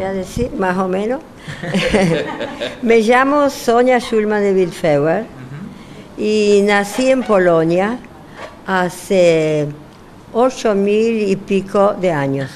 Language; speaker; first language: Spanish; non-native, fluent; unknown